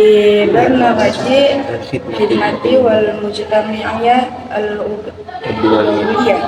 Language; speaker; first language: Arabic; non-native, learner; Indonesian